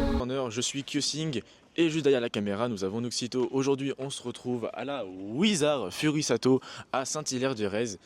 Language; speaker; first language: French; native; French